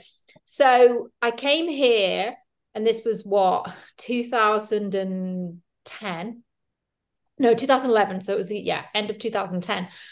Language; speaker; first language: English; native; English